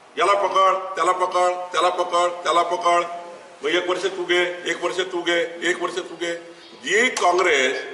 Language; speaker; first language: Marathi; native; Marathi